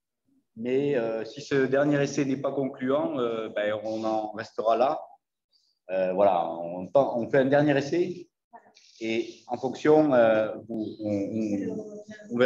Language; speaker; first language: French; native; French